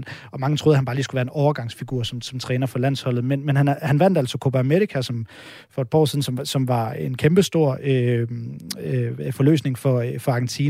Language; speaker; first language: Danish; native; Danish